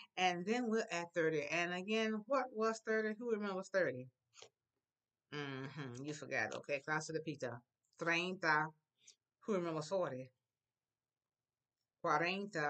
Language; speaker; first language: English; native; English